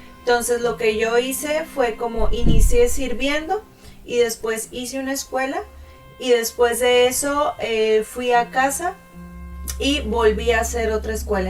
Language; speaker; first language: Spanish; native; Spanish